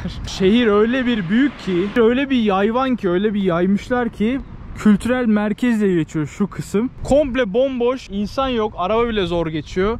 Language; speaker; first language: Turkish; native; Turkish